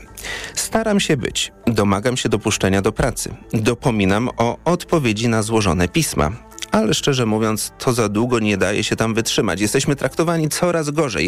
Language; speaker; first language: Polish; native; Polish